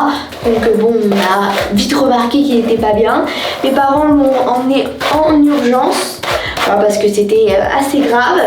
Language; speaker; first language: French; native; French